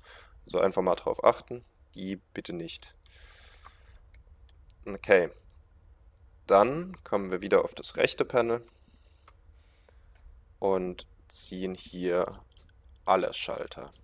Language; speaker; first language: German; native; German